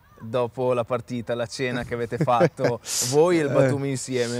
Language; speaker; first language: Italian; native; Italian